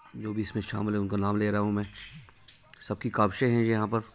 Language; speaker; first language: Urdu; native; Urdu